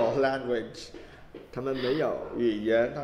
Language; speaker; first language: Chinese; non-native, fluent; Vietnamese